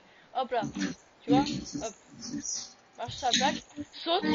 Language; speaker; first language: French; native; French